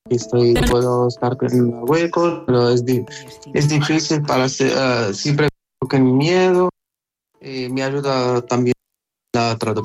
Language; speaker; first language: Spanish; non-native, learner; Arabic